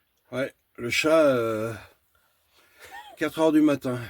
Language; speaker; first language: French; native; French